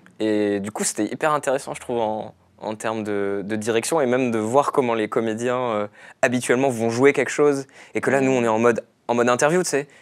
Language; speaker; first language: French; native; French